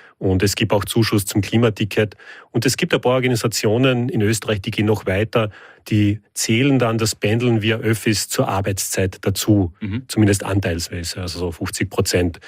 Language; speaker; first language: German; native; German